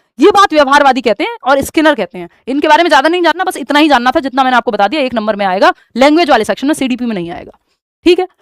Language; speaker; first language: Hindi; native; Hindi